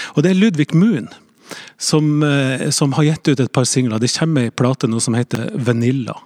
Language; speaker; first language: Norwegian; native; Norwegian